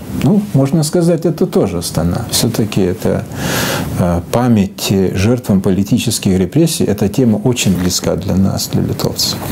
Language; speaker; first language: Russian; non-native, fluent; Lithuanian